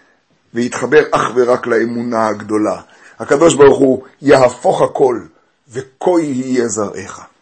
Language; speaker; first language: Hebrew; native; Hebrew